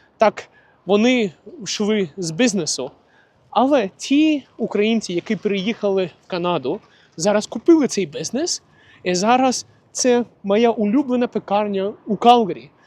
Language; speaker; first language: Ukrainian; non-native, local second language; Russian